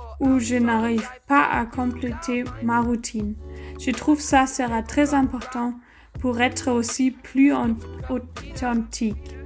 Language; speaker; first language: French; non-native, learner; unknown